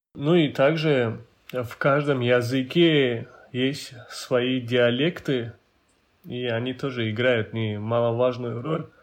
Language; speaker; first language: Russian; non-native, local second language; Avaric